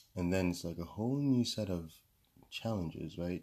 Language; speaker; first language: English; non-native, local second language; Yoruba